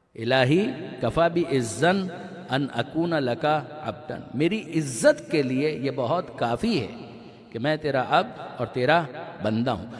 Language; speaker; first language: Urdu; non-native, local second language; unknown